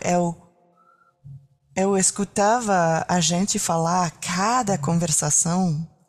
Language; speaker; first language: Portuguese; non-native, learner; French